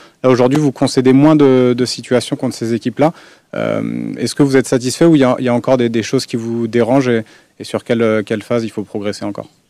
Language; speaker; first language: French; native; French